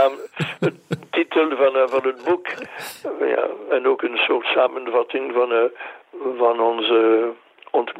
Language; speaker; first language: Dutch; non-native, local second language; French